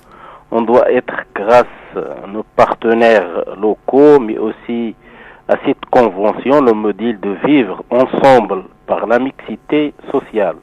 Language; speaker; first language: French; non-native, local second language; Arabic